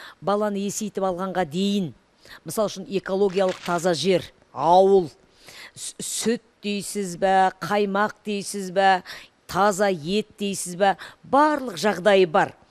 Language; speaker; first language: Kazakh; native; Kazakh